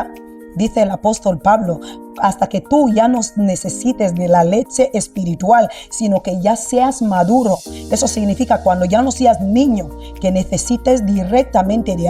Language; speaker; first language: Spanish; non-native, local second language; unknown